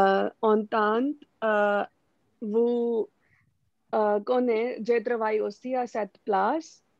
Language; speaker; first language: French; non-native, learner; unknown